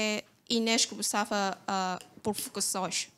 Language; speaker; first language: Portuguese; non-native, local second language; Cantonese